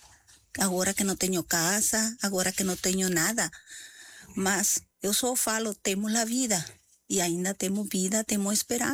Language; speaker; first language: Portuguese; non-native, learner; Spanish